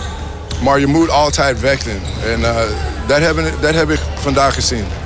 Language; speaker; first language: Dutch; non-native, learner; English